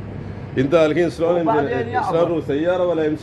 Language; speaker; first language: Arabic; non-native, learner; Malayalam